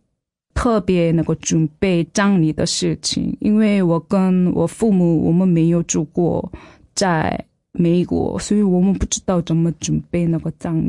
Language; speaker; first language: Chinese; non-native, fluent; Korean